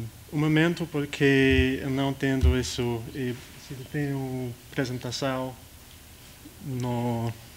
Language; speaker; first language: Portuguese; non-native, learner; English